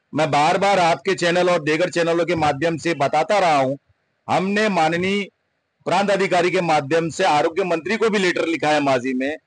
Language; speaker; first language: Hindi; non-native, local second language; Urdu